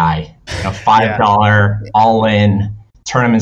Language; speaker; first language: English; native; English